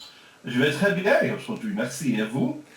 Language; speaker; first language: French; early bilingual, heritage; French